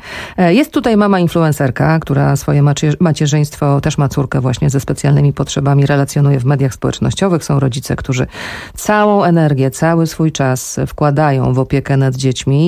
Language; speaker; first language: Polish; native; Polish